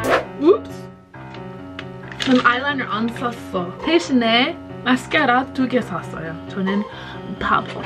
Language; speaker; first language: Korean; non-native, learner; English